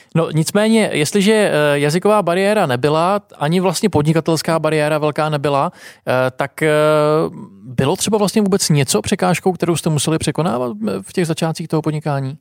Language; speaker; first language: Czech; native; Czech